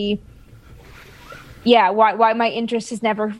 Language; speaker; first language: English; native; English